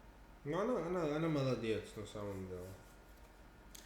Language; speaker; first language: Russian; non-native, fluent; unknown